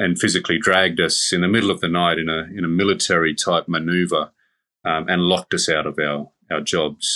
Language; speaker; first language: English; native; English